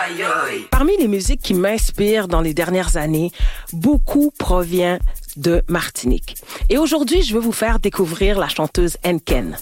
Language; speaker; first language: French; native; French